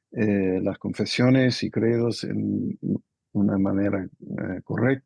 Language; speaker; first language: Spanish; non-native, fluent; English